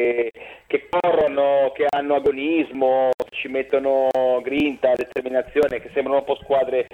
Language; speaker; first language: Italian; native; Italian